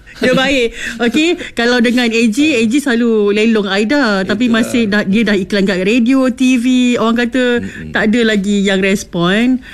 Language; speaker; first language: Malay; native; Malay